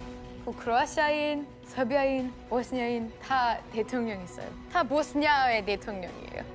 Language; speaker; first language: Korean; non-native, learner; Bosnian